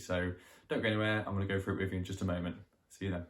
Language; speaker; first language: English; native; English